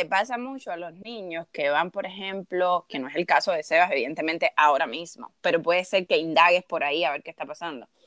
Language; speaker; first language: Spanish; native; Spanish